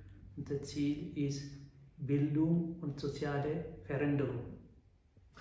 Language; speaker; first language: German; non-native, fluent; Malayalam